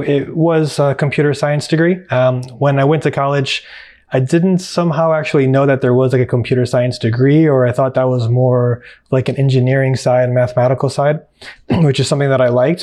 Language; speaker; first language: English; native; English